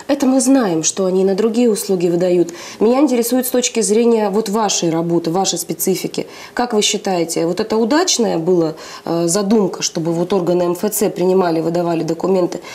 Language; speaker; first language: Russian; native; Russian